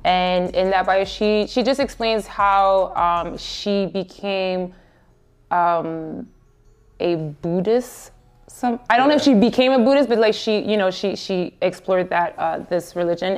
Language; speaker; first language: English; early bilingual, other home language; Haitian Creole